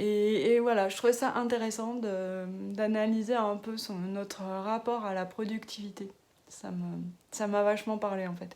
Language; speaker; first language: French; native; French